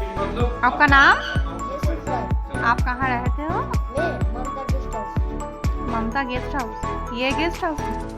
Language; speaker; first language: Hindi; non-native, local second language; Bangla